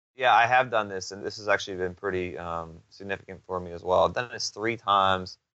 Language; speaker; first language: English; native; English